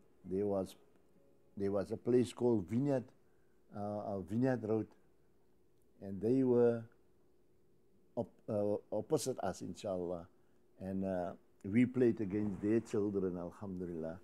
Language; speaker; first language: English; native; English